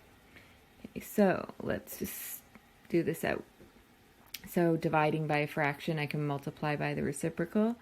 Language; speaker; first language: English; native; English